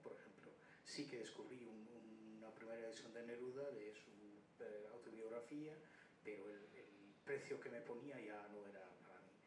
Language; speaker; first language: Spanish; non-native, fluent; Bangla